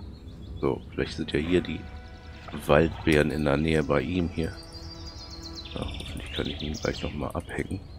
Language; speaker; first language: German; native; German